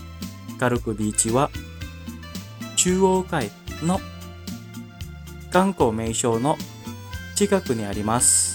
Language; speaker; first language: Japanese; non-native, fluent; Indonesian